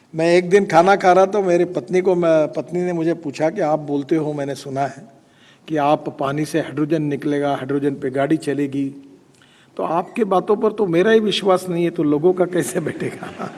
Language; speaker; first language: Hindi; non-native, local second language; Marathi